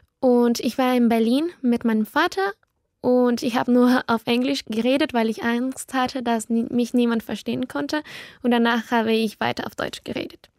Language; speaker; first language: German; non-native, learner; Spanish